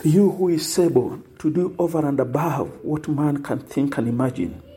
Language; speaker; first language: English; non-native, local second language; Swahili